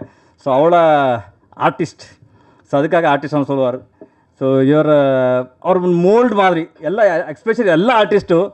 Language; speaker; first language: Tamil; non-native, learner; Kannada